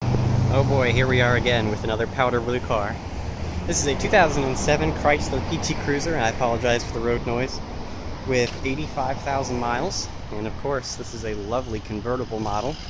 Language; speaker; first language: English; native; English